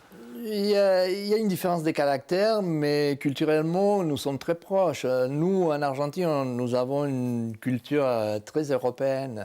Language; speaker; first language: French; non-native, fluent; Spanish